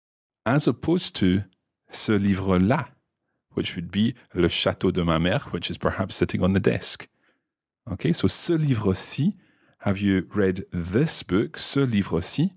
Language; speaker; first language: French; non-native, fluent; English